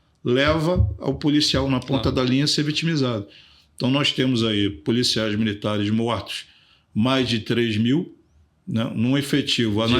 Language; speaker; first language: Portuguese; native; Portuguese